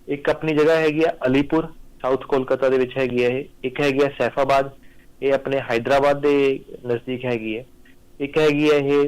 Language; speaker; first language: Punjabi; native; Punjabi